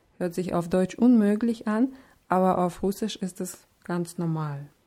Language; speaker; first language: German; non-native, fluent; Russian